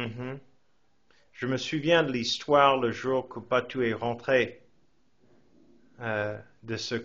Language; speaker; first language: French; non-native, fluent; English